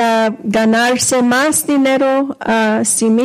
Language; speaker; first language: Spanish; non-native, fluent; English